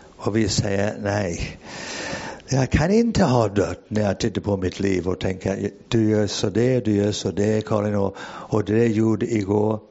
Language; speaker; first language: Swedish; non-native, fluent; English